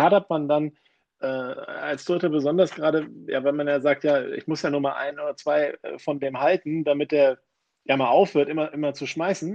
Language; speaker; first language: German; native; German